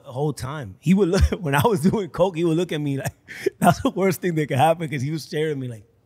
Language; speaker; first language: English; early bilingual, other home language; Spanish